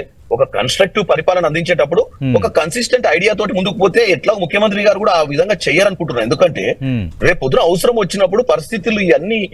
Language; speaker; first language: Telugu; native; Telugu